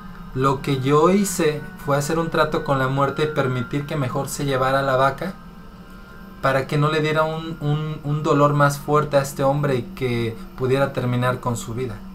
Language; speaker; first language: Spanish; native; Spanish